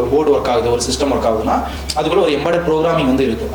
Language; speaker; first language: Tamil; native; Tamil